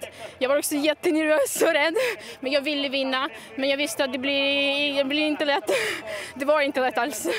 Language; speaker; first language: Swedish; non-native, fluent; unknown